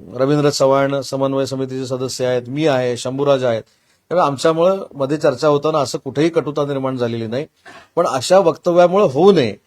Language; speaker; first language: Marathi; native; Marathi